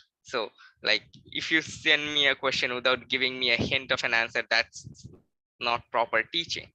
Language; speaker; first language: English; non-native, local second language; Bangla